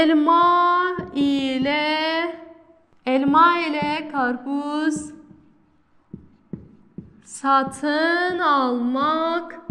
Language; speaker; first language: Turkish; non-native, fluent; Kazakh